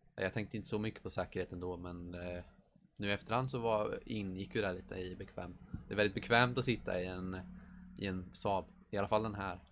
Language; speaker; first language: Swedish; native; Swedish